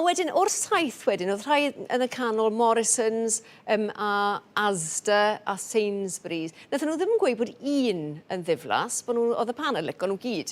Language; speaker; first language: Welsh; native; Welsh